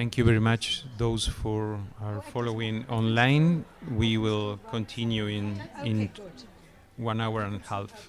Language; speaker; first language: English; non-native, fluent; Spanish